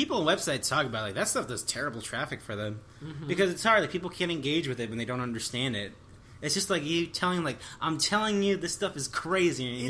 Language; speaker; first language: English; native; English